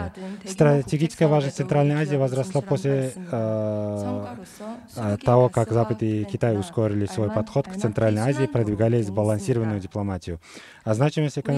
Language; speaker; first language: Russian; non-native, fluent; Korean